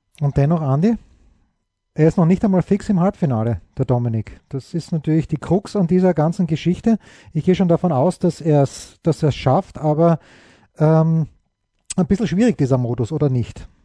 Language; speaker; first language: German; native; German